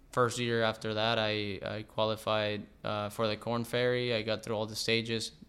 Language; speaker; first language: English; non-native, fluent; Spanish